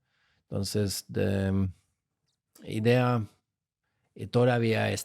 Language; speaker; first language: Spanish; non-native, fluent; Slovak